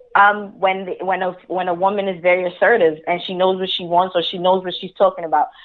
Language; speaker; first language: English; early bilingual, other home language; Spanish